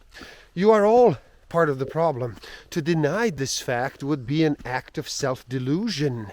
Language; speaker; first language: English; native; English